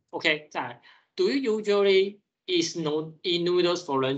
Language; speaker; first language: English; non-native, fluent; Chinese